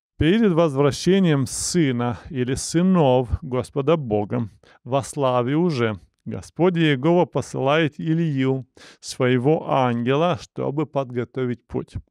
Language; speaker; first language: Russian; non-native, local second language; Romanian